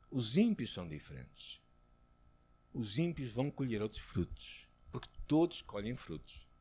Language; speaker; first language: Portuguese; native; Portuguese